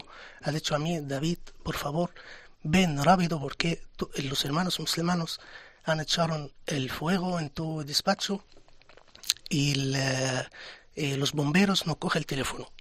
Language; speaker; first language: Spanish; non-native, fluent; Arabic